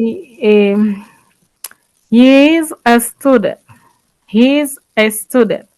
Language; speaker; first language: English; non-native, learner; Haitian Creole